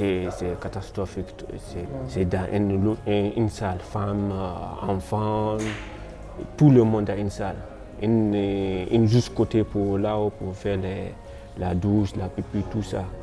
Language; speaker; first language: French; non-native, learner; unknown